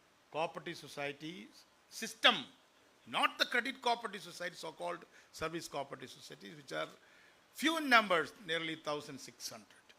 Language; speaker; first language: English; non-native, local second language; Malayalam